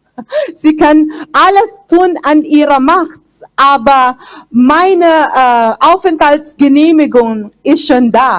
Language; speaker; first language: German; non-native, fluent; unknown